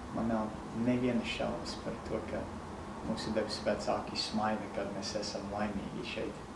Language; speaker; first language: Latvian; non-native, fluent; English